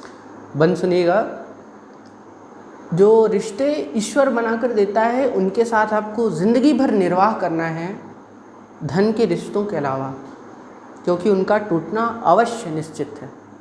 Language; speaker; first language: Hindi; native; Hindi